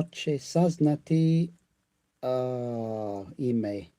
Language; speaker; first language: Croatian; non-native, learner; English